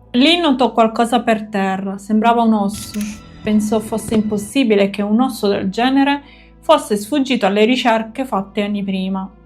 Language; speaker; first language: Italian; native; Italian